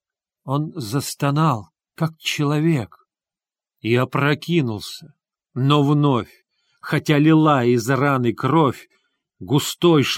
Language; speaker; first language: Russian; native; Russian